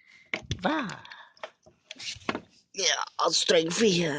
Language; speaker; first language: English; non-native, learner; Vietnamese